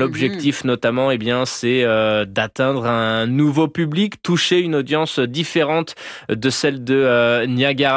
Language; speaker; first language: French; native; French